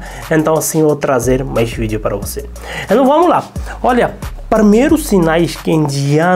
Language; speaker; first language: Portuguese; non-native, learner; Hindi